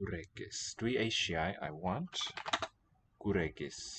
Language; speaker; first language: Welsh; non-native, learner; English